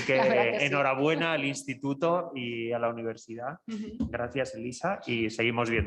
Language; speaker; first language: Spanish; native; Spanish